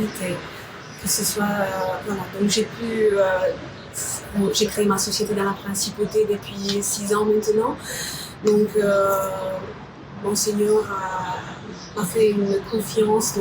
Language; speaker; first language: French; non-native, fluent; Romanian